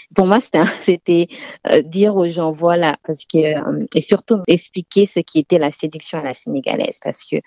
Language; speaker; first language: French; non-native, local second language; Wolof